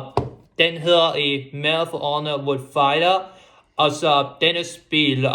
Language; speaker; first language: Danish; non-native, local second language; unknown